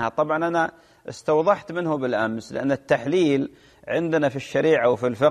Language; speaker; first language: Arabic; native; Arabic